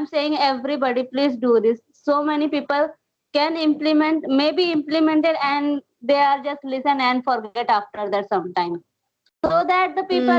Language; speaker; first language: English; non-native, learner; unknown